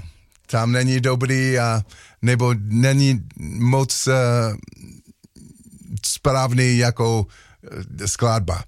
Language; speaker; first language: Czech; non-native, learner; English